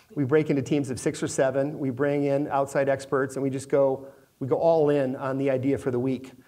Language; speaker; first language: English; native; English